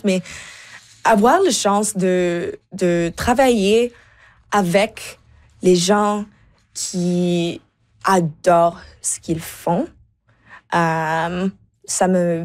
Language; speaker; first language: French; non-native, local second language; English